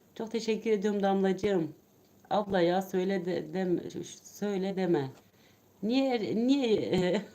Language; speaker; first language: Turkish; native; Turkish